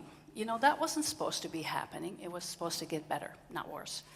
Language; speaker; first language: English; non-native, fluent; Dutch